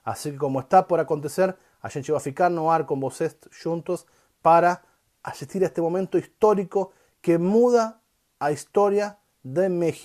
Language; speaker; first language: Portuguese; non-native, learner; Spanish